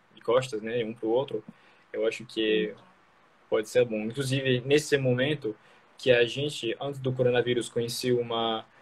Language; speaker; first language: Portuguese; non-native, fluent; French